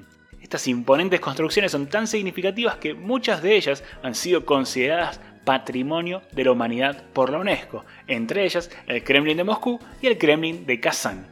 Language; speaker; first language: Spanish; native; Spanish